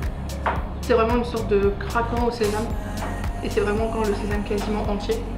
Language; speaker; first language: French; native; French